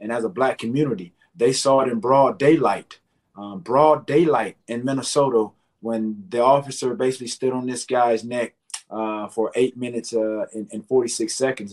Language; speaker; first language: English; native; English